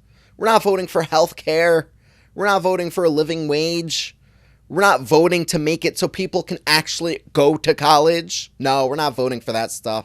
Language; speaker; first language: English; native; English